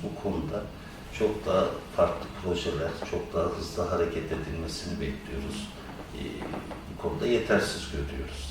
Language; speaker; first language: Turkish; native; Turkish